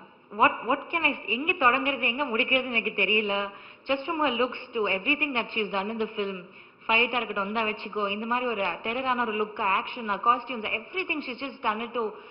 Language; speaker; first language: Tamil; native; Tamil